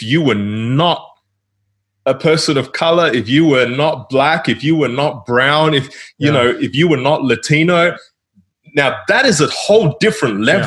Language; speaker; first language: English; native; English